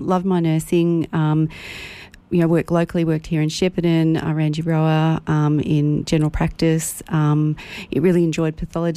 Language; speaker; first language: English; native; English